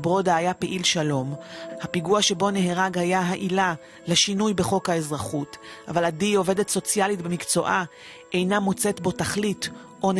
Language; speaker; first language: Hebrew; native; Hebrew